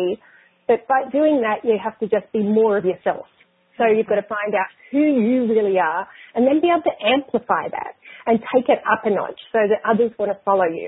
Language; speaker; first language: English; native; English